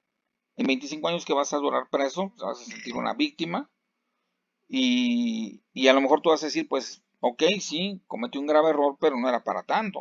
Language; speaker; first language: Spanish; native; Spanish